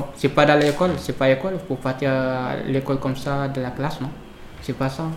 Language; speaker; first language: French; non-native, learner; Fula